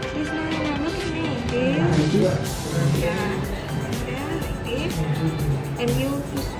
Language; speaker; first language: English; non-native, learner; Indonesian